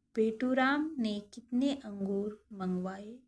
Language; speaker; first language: Hindi; non-native, local second language; Marathi